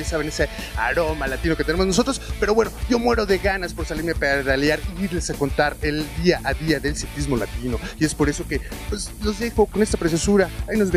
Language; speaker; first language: Spanish; native; Spanish